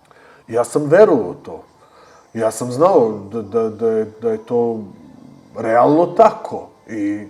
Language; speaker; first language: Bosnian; early bilingual, heritage; Bosnian